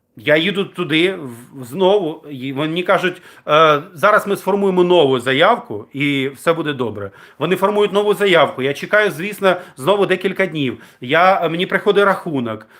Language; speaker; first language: Ukrainian; non-native, local second language; Russian